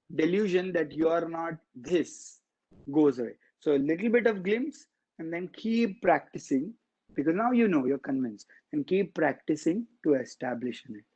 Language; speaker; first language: English; non-native, local second language; Marathi